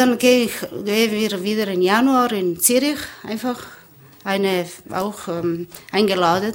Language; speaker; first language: German; non-native, learner; Bosnian